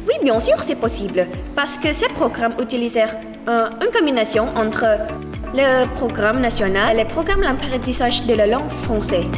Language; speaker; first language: French; non-native, learner; Indonesian